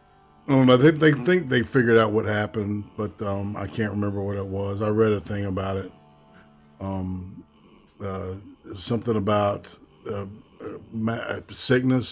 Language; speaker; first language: English; native; English